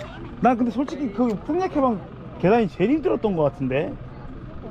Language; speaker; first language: Korean; native; Korean